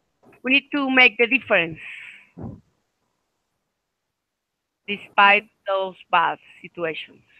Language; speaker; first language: English; non-native, fluent; Spanish